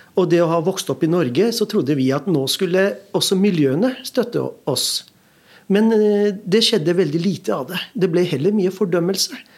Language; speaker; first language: Norwegian; early bilingual, other home language; Urdu